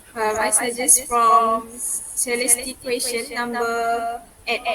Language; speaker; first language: English; non-native, local second language; Malay